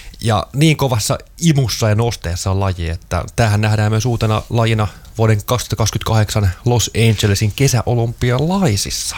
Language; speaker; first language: Finnish; native; Finnish